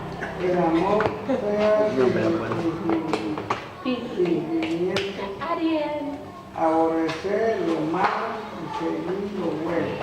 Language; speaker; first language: Spanish; native; Spanish